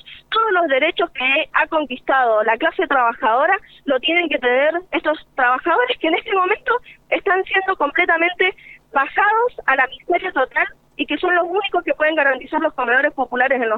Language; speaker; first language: Spanish; native; Spanish